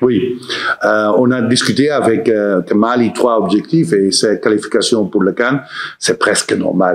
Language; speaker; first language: French; non-native, learner; Dutch